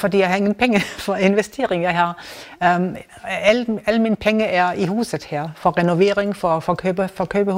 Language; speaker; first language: Danish; non-native, learner; German